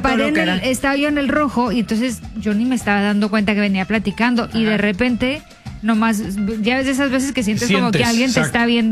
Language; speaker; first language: Spanish; native; Spanish